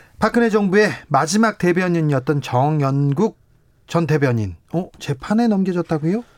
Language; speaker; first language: Korean; native; Korean